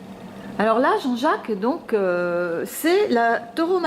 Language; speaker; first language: French; native; French